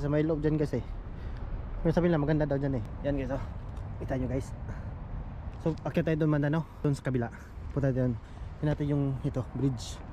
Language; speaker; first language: Filipino; native; Filipino